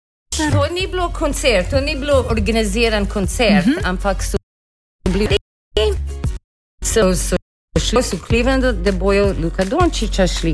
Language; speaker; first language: Slovenian; early bilingual, heritage; Slovenian